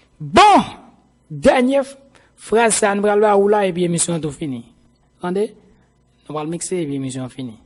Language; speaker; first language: Haitian Creole; native; Haitian Creole